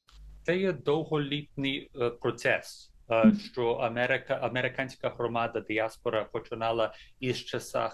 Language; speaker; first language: Ukrainian; early bilingual, heritage; English